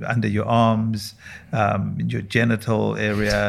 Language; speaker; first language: English; native; English